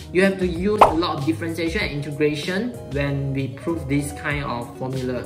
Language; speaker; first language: English; non-native, local second language; Chinese